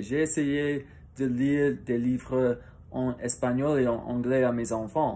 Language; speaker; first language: French; non-native, fluent; English